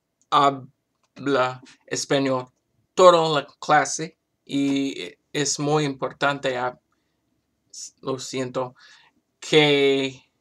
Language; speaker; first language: Spanish; non-native, learner; English